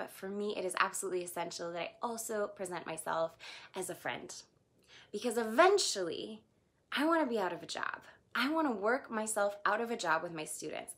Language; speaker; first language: English; native; English